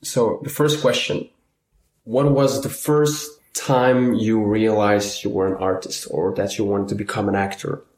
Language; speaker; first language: English; non-native, fluent; Dutch